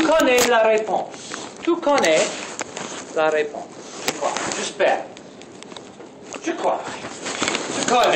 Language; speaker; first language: French; non-native, local second language; English